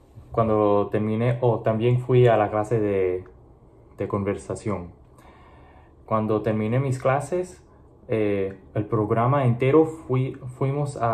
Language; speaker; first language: Spanish; non-native, learner; English